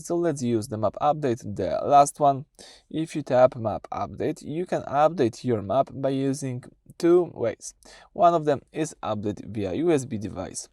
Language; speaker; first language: English; non-native, fluent; Polish